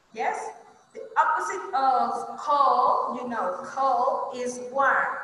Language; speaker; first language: English; non-native, fluent; Spanish